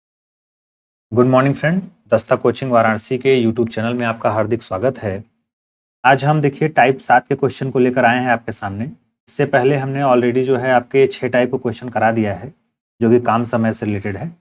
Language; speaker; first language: Hindi; native; Hindi